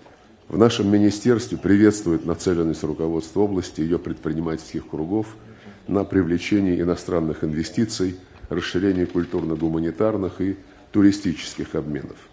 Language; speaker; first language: Russian; native; Russian